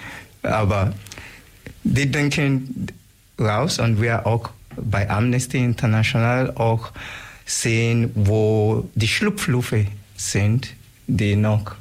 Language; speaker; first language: German; non-native, learner; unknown